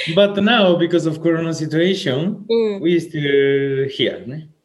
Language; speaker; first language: English; non-native, fluent; Spanish